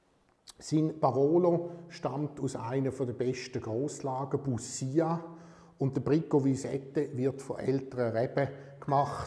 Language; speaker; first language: German; native; German